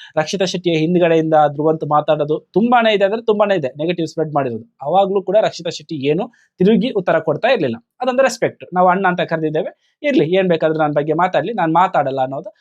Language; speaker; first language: Kannada; non-native, local second language; Tulu